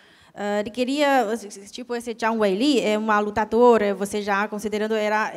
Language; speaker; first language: Portuguese; non-native, learner; Chinese